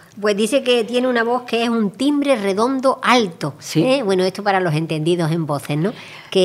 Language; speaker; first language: Spanish; native; Spanish